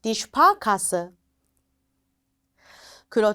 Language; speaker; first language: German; non-native, fluent; Korean